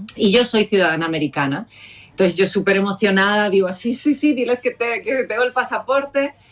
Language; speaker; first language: Spanish; native; Spanish